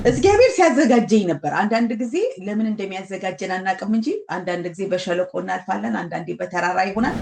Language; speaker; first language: Amharic; native; Amharic